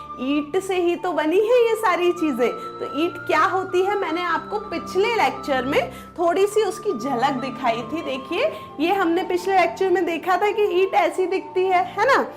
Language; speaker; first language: Hindi; non-native, local second language; Gujarati